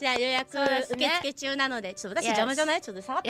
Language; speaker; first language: Japanese; native; Japanese